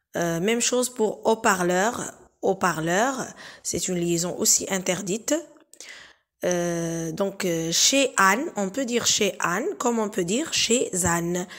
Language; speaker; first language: French; non-native, local second language; Arabic